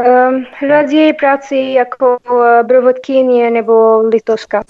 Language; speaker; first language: Czech; non-native, learner; Arabic